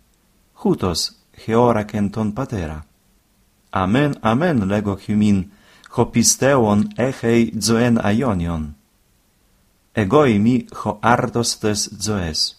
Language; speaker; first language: Greek; non-native, fluent; Ukrainian